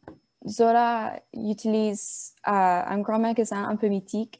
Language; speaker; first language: French; non-native, learner; English